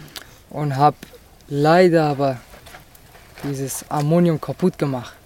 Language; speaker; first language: German; non-native, fluent; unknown